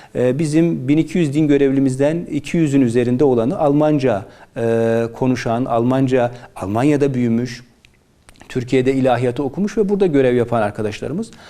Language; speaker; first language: Turkish; native; Turkish